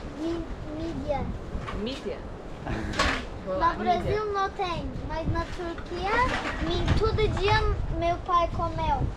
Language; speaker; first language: Portuguese; non-native, learner; Turkish